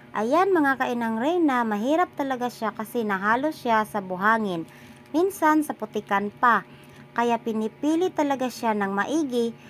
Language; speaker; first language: Filipino; non-native, local second language; Cebuano